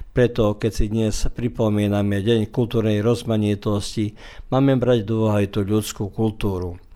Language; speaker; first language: Slovak; early bilingual, heritage; Slovak